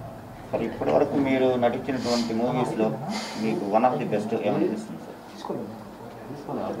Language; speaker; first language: Telugu; native; Telugu